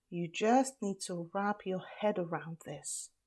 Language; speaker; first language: English; non-native, fluent; Polish